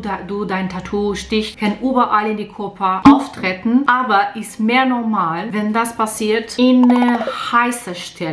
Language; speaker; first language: German; non-native, learner; Portuguese